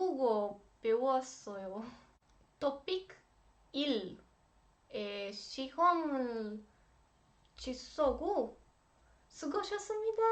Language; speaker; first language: Korean; non-native, learner; Romanian